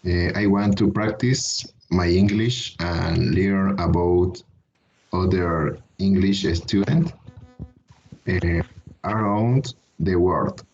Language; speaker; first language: English; non-native, learner; Spanish